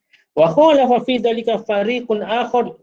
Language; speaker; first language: Arabic; non-native, fluent; Malay